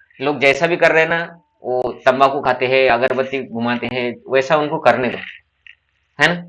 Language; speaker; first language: Hindi; non-native, local second language; Marathi